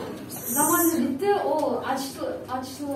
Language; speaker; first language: Turkish; non-native, learner; Kazakh